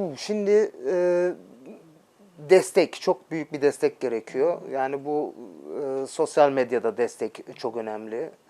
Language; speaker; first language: Turkish; early bilingual, heritage; Turkish